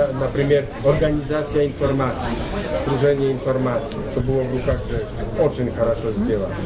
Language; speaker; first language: Russian; non-native, learner; Polish